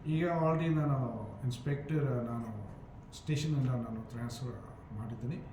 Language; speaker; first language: Kannada; non-native, fluent; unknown